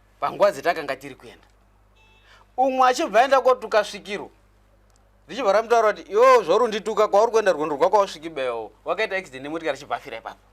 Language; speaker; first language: Shona; native; Shona